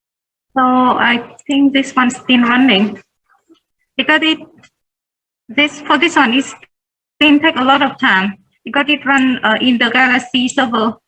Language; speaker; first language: English; non-native, learner; Vietnamese